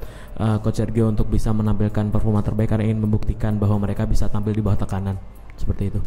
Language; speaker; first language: Indonesian; native; Indonesian